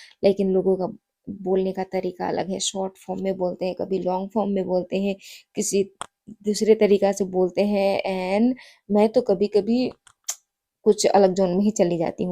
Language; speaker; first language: Hindi; non-native, local second language; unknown